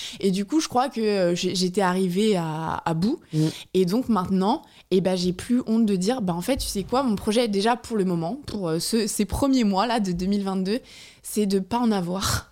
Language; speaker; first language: French; native; French